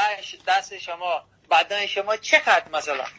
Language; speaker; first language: Persian; non-native, learner; Portuguese